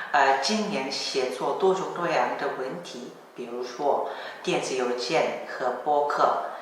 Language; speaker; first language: Chinese; non-native, learner; Korean